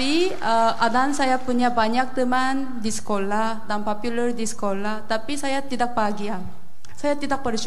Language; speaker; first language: Indonesian; non-native, fluent; Korean